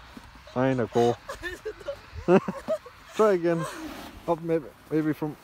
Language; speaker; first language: Danish; native; Danish